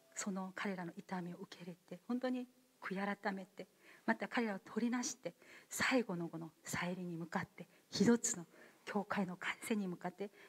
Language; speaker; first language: Japanese; non-native, fluent; Korean